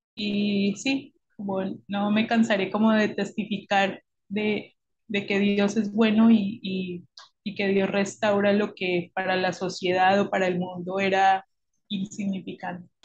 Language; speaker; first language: Spanish; native; Spanish